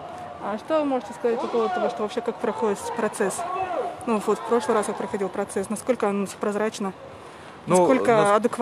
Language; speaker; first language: Russian; native; Russian